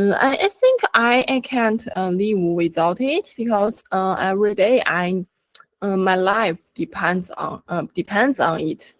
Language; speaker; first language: English; non-native, learner; Chinese